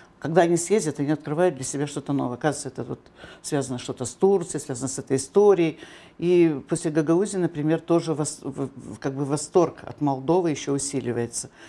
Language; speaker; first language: Russian; native; Russian